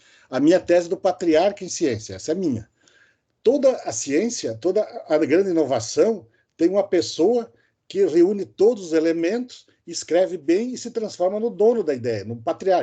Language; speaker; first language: Portuguese; native; Portuguese